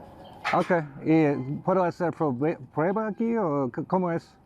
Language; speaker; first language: Spanish; non-native, learner; English